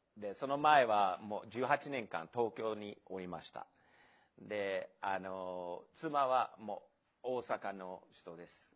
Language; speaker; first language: Japanese; non-native, fluent; English